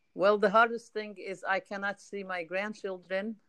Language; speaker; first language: English; non-native, fluent; Arabic